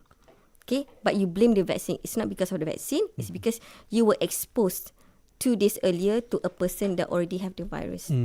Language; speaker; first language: English; non-native, local second language; Malay